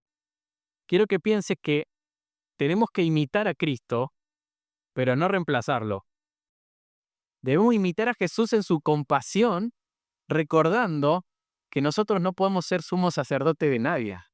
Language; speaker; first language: Spanish; native; Spanish